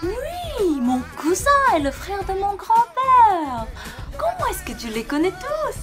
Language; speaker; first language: French; non-native, fluent; Korean